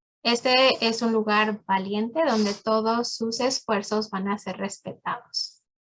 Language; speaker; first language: Spanish; early bilingual, heritage; Spanish